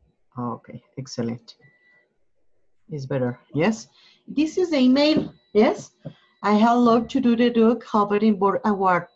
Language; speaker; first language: English; non-native, learner; Spanish